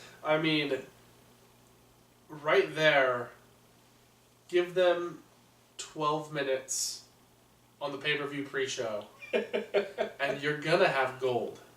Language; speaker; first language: English; native; English